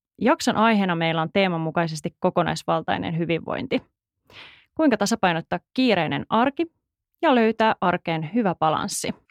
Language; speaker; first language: Finnish; native; Finnish